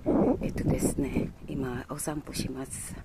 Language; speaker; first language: Japanese; non-native, learner; Filipino